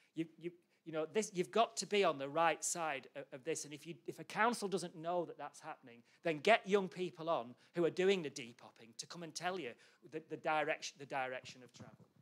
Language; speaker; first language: English; native; English